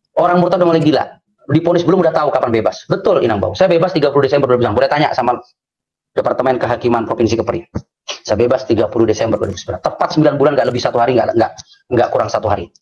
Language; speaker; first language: Indonesian; native; Indonesian